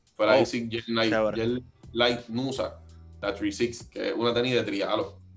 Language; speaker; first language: Spanish; native; Spanish